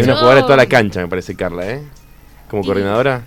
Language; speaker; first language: Spanish; native; Spanish